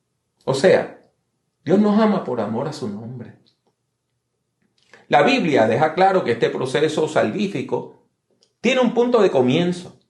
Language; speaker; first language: Spanish; native; Spanish